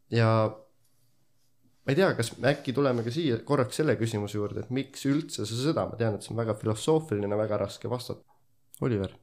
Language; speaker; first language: Estonian; native; Estonian